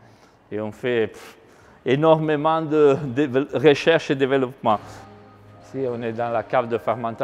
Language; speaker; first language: French; non-native, fluent; Italian